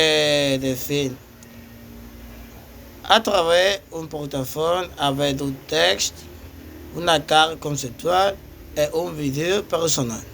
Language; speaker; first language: French; non-native, learner; Spanish